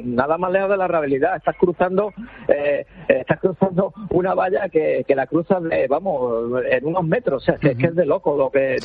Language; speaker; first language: Spanish; native; Spanish